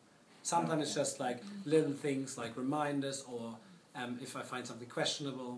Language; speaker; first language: English; non-native, fluent; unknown